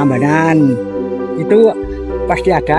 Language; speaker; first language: Indonesian; non-native, local second language; Javanese